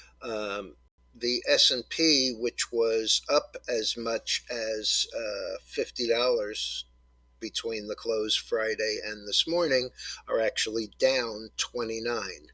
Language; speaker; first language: English; native; English